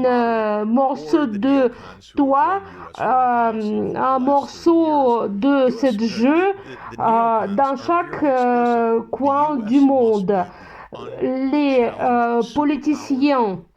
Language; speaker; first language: French; non-native, fluent; Russian